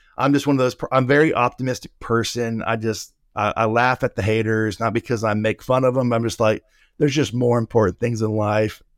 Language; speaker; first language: English; native; English